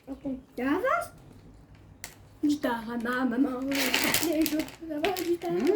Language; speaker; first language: French; native; French